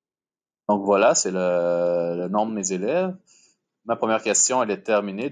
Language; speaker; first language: French; native; French